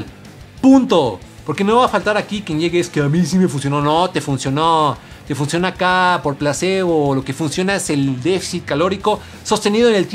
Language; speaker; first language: Spanish; native; Spanish